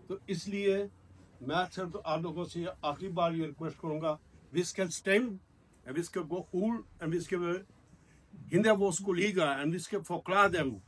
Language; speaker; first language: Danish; non-native, learner; Urdu